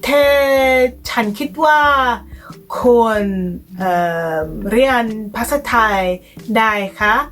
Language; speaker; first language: Thai; non-native, learner; English